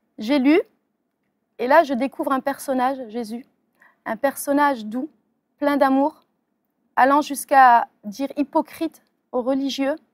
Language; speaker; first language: French; early bilingual, other home language; Arabic